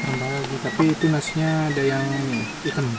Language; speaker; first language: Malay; non-native, local second language; Javanese